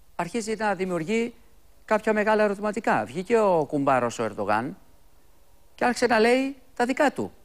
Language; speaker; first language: Greek; native; Greek